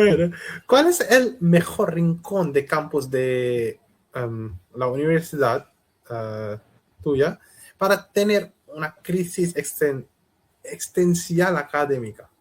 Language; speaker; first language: Spanish; non-native, learner; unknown